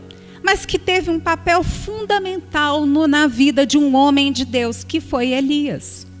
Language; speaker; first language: Portuguese; native; Portuguese